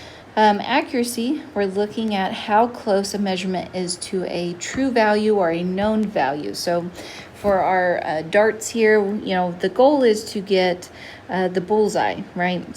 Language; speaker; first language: English; native; English